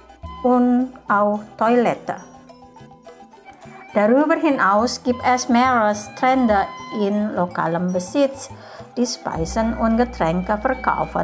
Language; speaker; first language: German; non-native, fluent; Indonesian